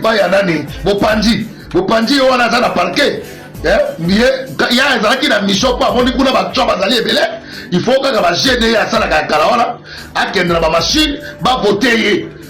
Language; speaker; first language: Lingala; native; Lingala